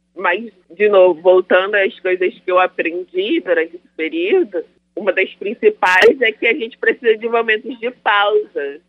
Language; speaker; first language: Portuguese; native; Portuguese